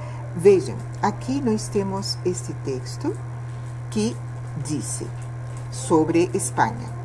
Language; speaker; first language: Portuguese; non-native, fluent; Spanish